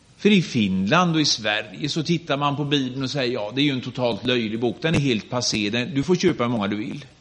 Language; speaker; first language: Swedish; native; Swedish